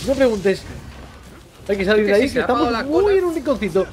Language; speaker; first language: Spanish; native; Spanish